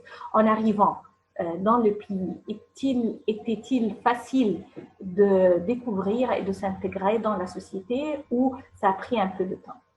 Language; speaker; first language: French; non-native, fluent; Arabic